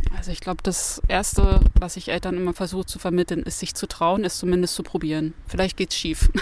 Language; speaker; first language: German; native; German